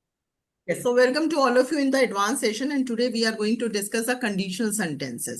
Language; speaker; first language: English; non-native, local second language; Hindi